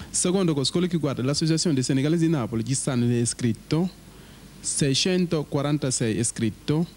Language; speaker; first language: Italian; non-native, learner; Wolof